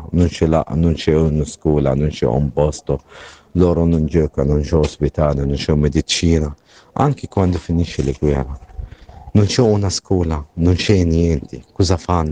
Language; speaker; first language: Italian; non-native, learner; Arabic